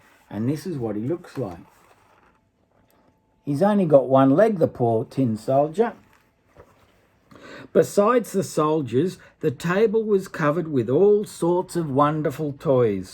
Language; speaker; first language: English; native; English